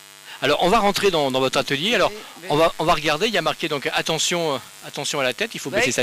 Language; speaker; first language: French; native; French